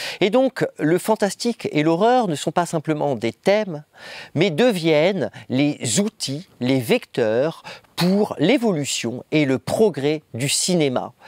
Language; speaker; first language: French; native; French